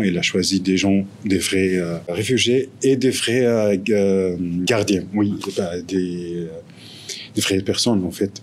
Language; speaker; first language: French; non-native, fluent; Arabic